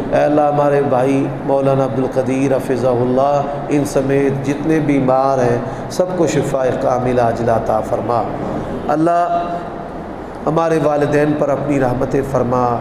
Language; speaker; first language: Urdu; non-native, local second language; Punjabi